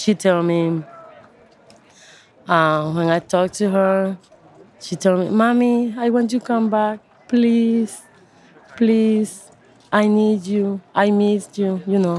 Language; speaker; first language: English; non-native, learner; Spanish